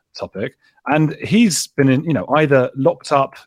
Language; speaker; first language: English; native; English